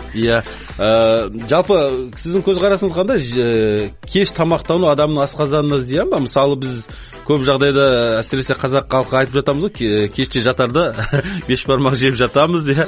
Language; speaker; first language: Kazakh; native; Kazakh